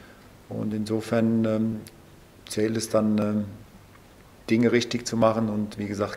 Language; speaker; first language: German; native; German